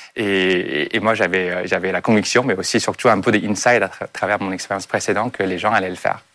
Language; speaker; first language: French; non-native, fluent; Chinese